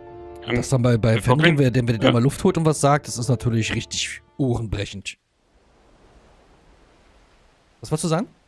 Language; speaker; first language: German; native; German